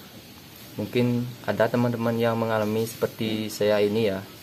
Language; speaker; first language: Indonesian; native; Indonesian